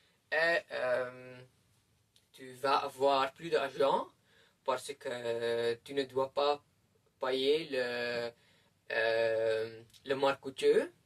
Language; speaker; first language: French; non-native, learner; Dutch